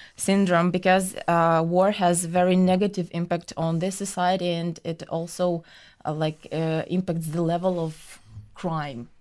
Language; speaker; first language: English; non-native, fluent; Ukrainian